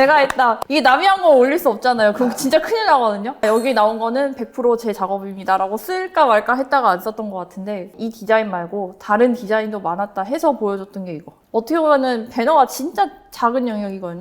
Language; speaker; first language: Korean; native; Korean